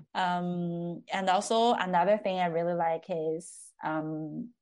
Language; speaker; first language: English; non-native, fluent; Chinese